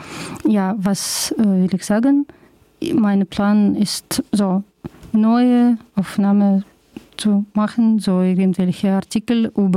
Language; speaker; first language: German; non-native, learner; Russian